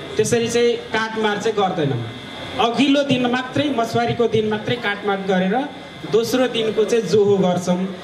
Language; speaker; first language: Nepali; non-native, local second language; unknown